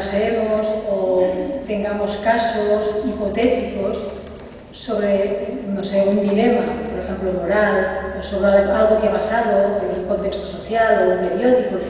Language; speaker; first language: Spanish; native; Spanish